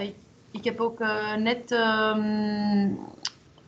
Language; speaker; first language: Dutch; non-native, local second language; French